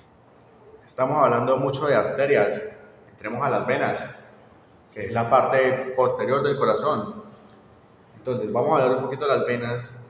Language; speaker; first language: Spanish; native; Spanish